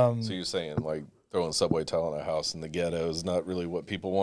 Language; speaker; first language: English; native; English